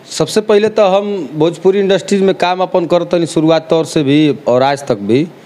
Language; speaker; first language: Bhojpuri; native; Bhojpuri